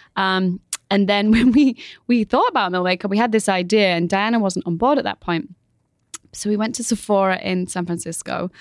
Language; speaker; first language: English; native; English